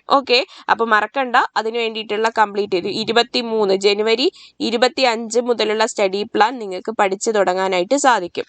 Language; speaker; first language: Malayalam; native; Malayalam